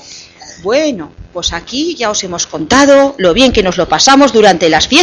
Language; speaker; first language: Spanish; native; Spanish